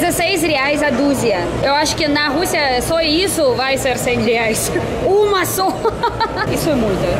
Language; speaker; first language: Portuguese; non-native, fluent; Russian